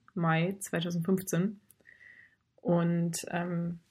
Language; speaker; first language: German; native; German